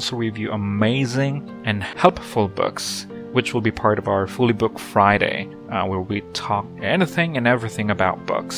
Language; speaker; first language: English; non-native, local second language; Cebuano